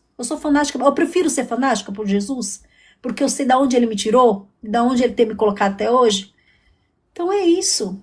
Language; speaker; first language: Portuguese; native; Portuguese